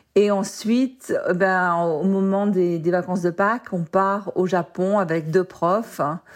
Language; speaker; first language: French; native; French